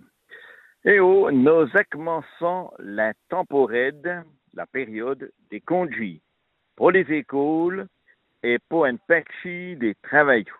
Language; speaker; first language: French; native; French